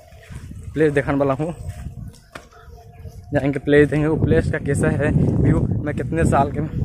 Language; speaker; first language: Hindi; non-native, local second language; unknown